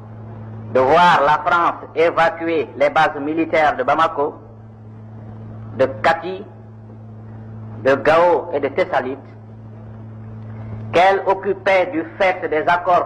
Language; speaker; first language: French; non-native, local second language; Bambara